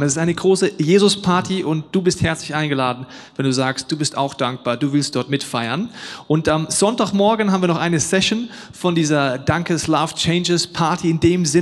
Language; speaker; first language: German; native; German